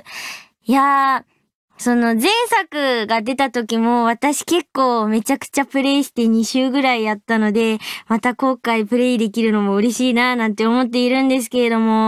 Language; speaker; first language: Japanese; native; Japanese